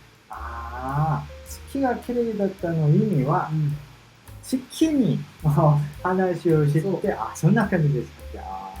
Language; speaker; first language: Japanese; non-native, learner; Korean